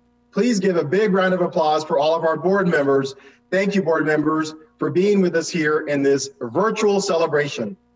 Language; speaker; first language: English; early bilingual, other home language; Spanish